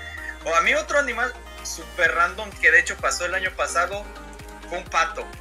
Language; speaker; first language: Spanish; native; Spanish